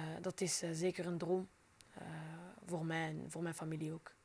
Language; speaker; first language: Dutch; non-native, local second language; French